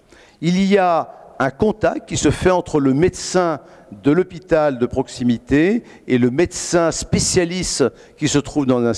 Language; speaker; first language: French; native; French